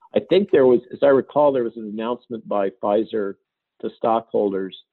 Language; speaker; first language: English; native; English